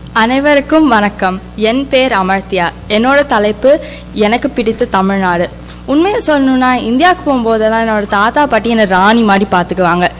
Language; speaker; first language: Tamil; early bilingual, heritage; Tamil